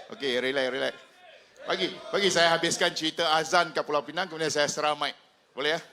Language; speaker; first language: Malay; non-native, local second language; Chinese